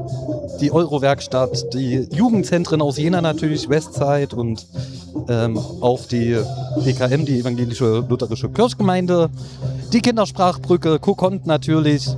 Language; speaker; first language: German; native; German